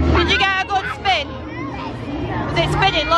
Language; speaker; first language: English; native; English